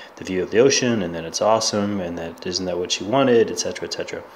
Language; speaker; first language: English; native; English